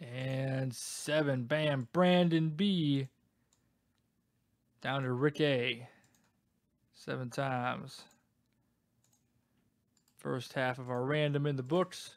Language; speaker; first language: English; native; English